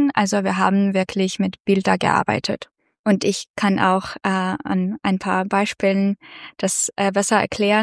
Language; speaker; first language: German; non-native, fluent; Russian